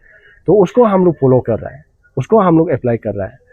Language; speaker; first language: Hindi; non-native, local second language; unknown